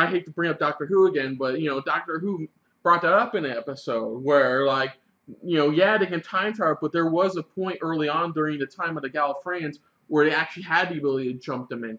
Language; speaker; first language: English; native; English